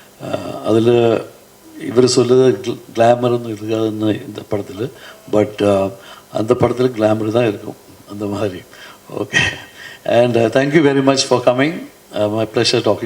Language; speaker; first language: Tamil; non-native, fluent; Malayalam